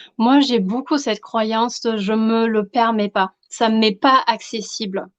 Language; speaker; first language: French; non-native, fluent; German